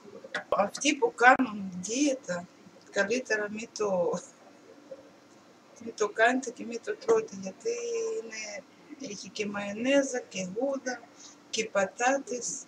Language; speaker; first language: Greek; non-native, learner; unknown